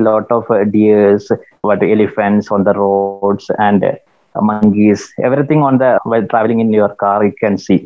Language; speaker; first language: English; non-native, local second language; Malayalam